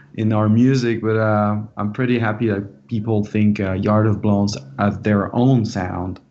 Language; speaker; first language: English; non-native, fluent; French